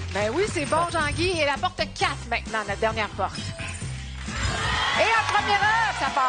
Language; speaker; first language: French; native; French